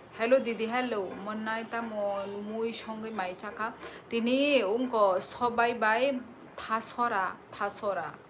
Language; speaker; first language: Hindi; non-native, local second language; Kok Borok